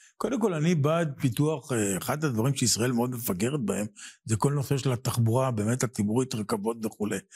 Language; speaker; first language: Hebrew; native; Hebrew